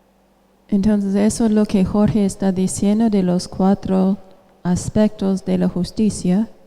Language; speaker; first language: Spanish; non-native, fluent; English